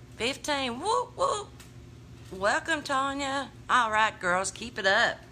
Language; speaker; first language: English; native; English